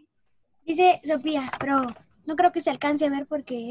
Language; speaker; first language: Spanish; native; Spanish